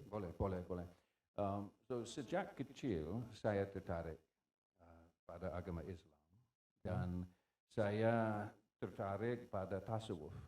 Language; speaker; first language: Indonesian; non-native, fluent; English